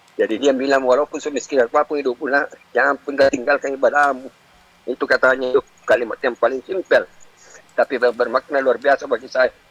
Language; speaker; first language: Indonesian; non-native, local second language; Buginese